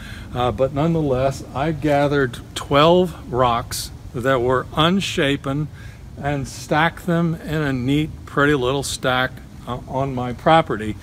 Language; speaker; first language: English; native; English